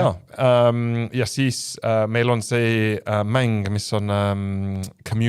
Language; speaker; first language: Estonian; non-native, fluent; English